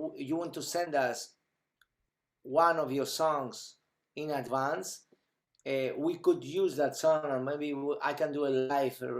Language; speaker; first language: English; non-native, fluent; Spanish